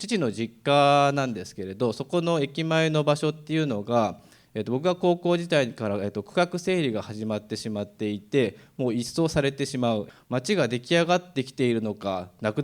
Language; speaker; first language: Japanese; native; Japanese